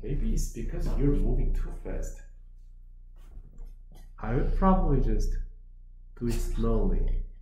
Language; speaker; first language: English; non-native, fluent; Korean